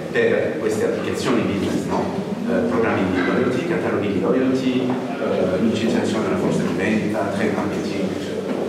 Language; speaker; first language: Italian; non-native, fluent; French